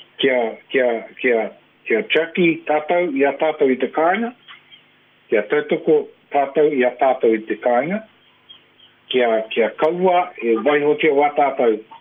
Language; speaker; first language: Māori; non-native, local second language; English